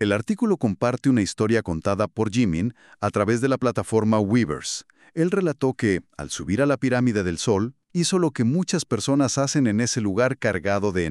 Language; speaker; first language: Spanish; native; Spanish